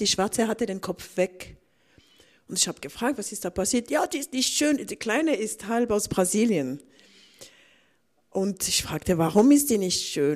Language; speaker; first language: German; non-native, local second language; French